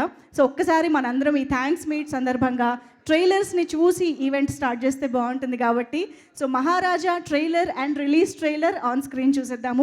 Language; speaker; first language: Telugu; native; Telugu